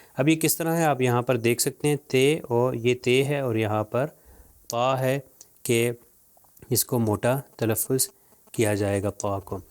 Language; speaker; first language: Urdu; native; Urdu